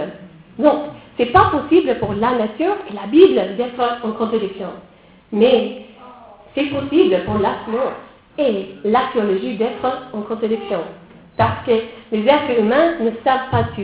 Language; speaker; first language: French; non-native, fluent; English